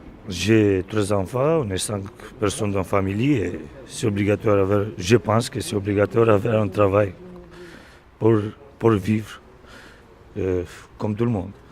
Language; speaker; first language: French; non-native, learner; Romanian